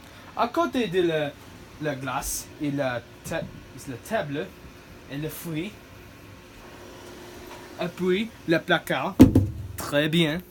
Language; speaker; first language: French; non-native, learner; English